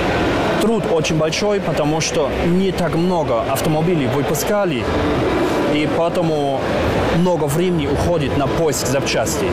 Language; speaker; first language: Russian; non-native, learner; German